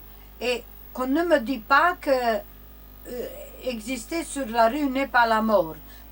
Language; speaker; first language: French; non-native, learner; Romanian